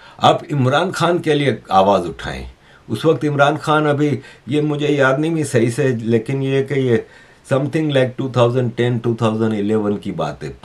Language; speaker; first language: Urdu; native; Urdu